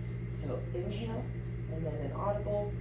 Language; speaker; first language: English; native; English